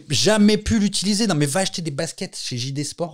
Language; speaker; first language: French; native; French